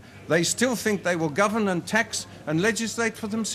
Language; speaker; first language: English; native; English